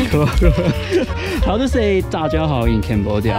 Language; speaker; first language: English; non-native, fluent; Chinese